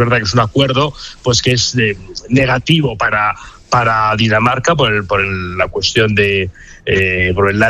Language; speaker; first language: Spanish; native; Spanish